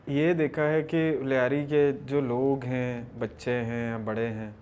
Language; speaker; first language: Urdu; non-native, local second language; Baluchi